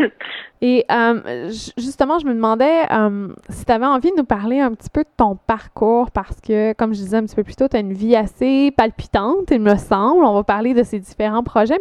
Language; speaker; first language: French; native; French